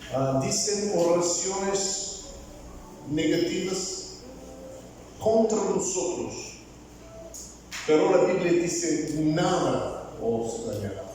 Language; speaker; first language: Spanish; non-native, fluent; Bulgarian